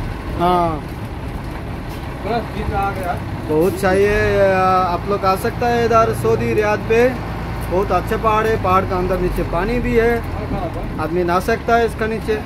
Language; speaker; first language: Hindi; non-native, learner; Nepali